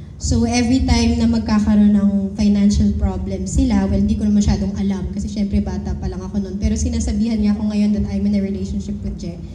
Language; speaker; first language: Filipino; early bilingual, heritage; Filipino